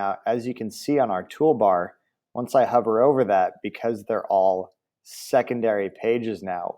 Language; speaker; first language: English; native; English